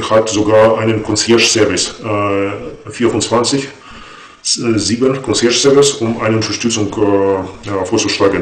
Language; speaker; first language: German; non-native, fluent; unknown